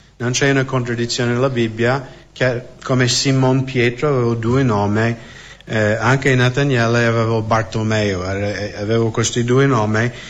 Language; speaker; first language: Italian; non-native, fluent; English